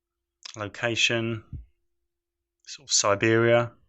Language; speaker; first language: English; native; English